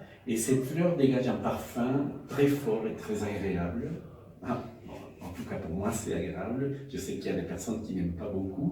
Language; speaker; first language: French; non-native, fluent; Spanish